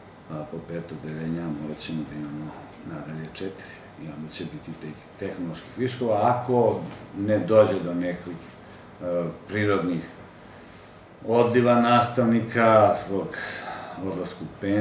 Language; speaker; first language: Serbian; native; Serbian